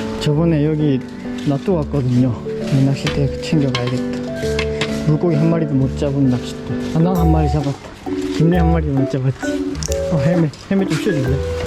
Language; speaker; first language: Korean; native; Korean